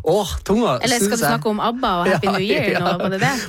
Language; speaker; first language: Norwegian; native; Norwegian